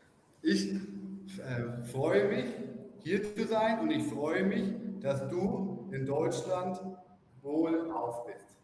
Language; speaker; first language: German; non-native, fluent; English